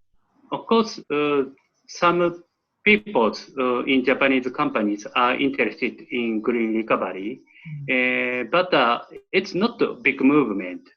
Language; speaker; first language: English; non-native, learner; Japanese